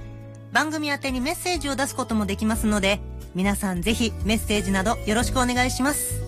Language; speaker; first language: Japanese; native; Japanese